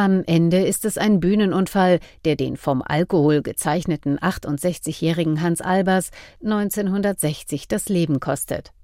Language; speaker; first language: German; native; German